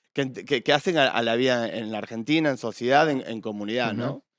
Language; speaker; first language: Spanish; native; Spanish